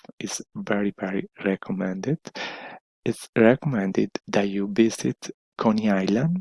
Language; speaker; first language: English; non-native, learner; Spanish